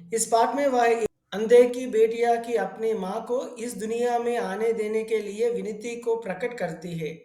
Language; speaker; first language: Hindi; non-native, local second language; Telugu